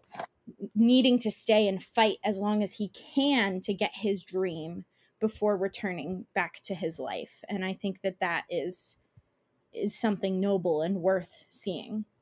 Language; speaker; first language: English; early bilingual, other home language; Italian